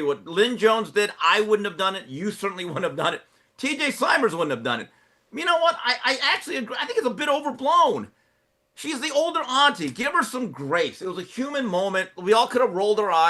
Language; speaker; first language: English; native; English